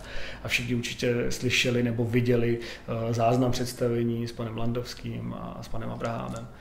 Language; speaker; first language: Czech; native; Czech